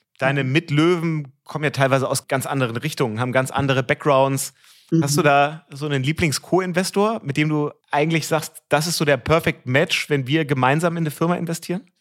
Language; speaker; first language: German; native; German